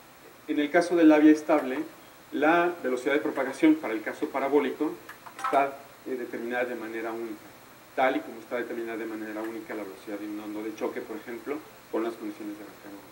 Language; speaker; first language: Spanish; native; Spanish